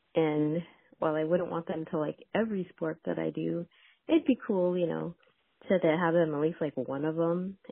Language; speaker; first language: English; native; English